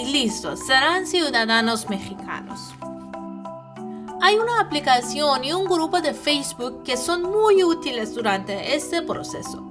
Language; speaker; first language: Spanish; non-native, fluent; Persian